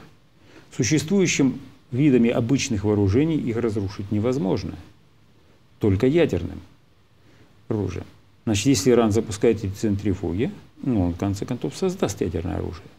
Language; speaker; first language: Russian; native; Russian